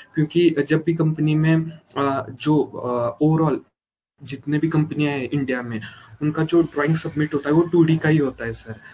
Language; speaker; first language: Hindi; non-native, local second language; Marathi